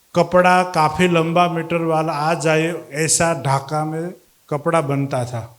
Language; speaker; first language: Hindi; non-native, local second language; Gujarati